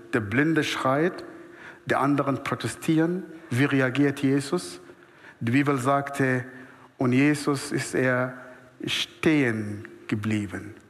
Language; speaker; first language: German; non-native, fluent; Arabic